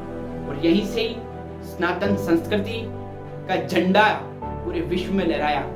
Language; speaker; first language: Hindi; native; Hindi